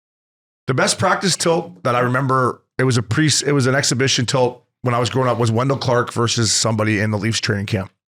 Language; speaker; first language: English; native; English